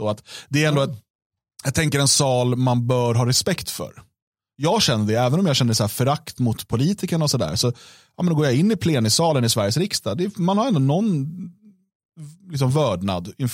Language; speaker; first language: Swedish; native; Swedish